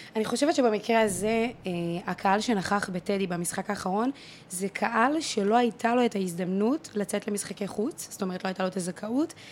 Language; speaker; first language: Hebrew; native; Hebrew